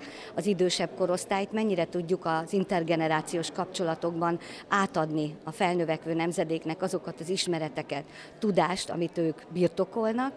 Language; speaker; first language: Hungarian; native; Hungarian